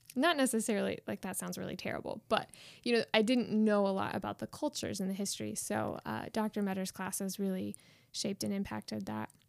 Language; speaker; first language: English; native; English